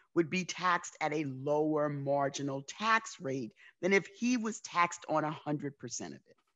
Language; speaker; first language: English; native; English